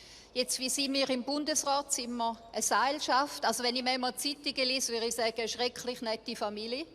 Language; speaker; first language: German; native; German